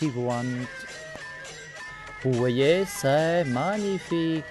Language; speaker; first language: French; non-native, fluent; Khmer